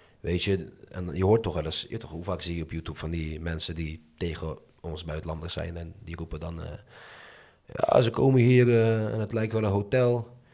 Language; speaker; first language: Dutch; early bilingual, other home language; Azerbaijani